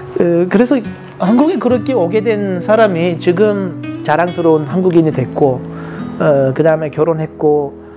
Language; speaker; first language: Korean; non-native, fluent; Turkish